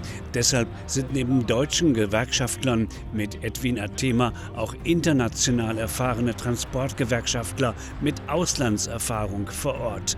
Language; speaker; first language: German; native; German